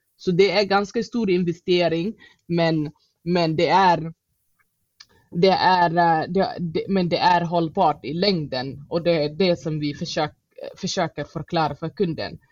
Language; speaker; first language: Swedish; non-native, fluent; Somali